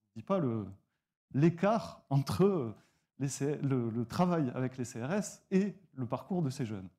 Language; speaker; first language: French; native; French